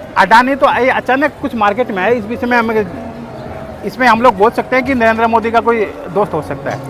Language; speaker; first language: Hindi; non-native, local second language; Assamese